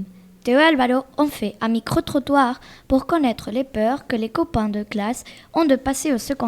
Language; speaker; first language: French; non-native, fluent; Spanish